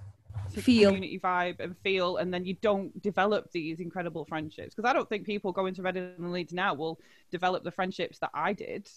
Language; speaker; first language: English; native; English